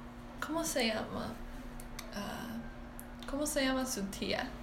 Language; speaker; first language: Spanish; non-native, learner; English